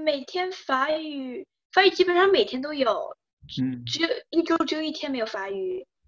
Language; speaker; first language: Chinese; early bilingual, other home language; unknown